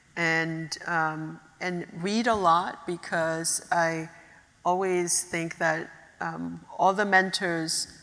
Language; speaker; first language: English; early bilingual, other home language; Haitian Creole